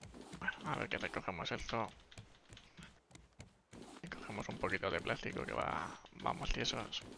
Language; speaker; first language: Spanish; native; Spanish